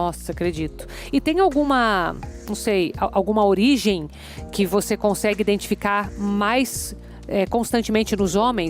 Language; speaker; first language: Portuguese; native; Portuguese